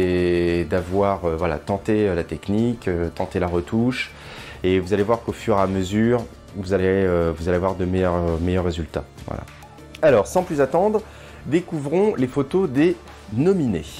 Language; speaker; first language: French; native; French